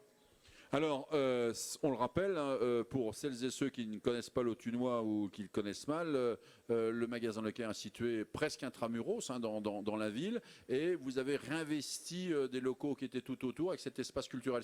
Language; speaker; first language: French; native; French